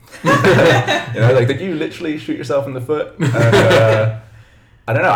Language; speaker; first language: English; native; English